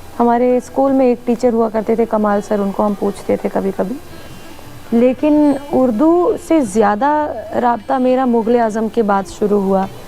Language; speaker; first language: Hindi; native; Hindi